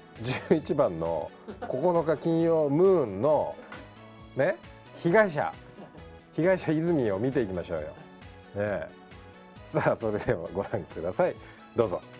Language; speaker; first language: Japanese; native; Japanese